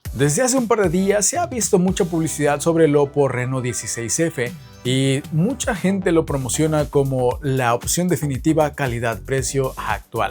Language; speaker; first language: Spanish; native; Spanish